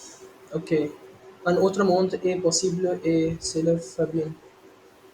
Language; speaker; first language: French; non-native, learner; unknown